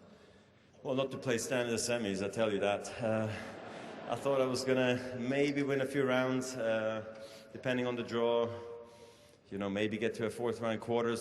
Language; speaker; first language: English; non-native, fluent; German